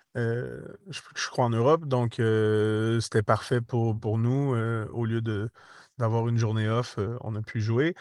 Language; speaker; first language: French; native; French